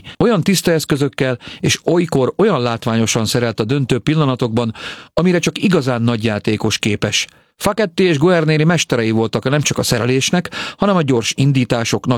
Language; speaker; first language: Hungarian; native; Hungarian